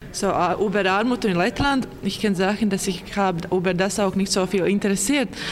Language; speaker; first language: German; non-native, learner; Latvian